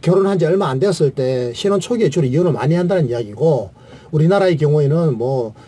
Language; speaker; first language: Korean; native; Korean